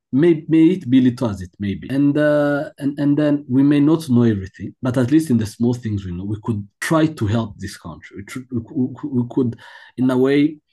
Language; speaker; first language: English; non-native, local second language; Kinyarwanda